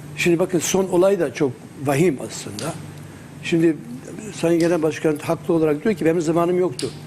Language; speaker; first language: Turkish; native; Turkish